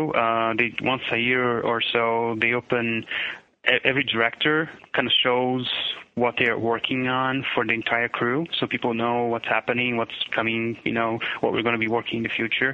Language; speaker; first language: English; non-native, fluent; Portuguese